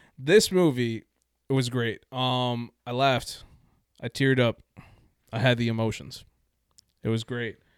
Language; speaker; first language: English; native; English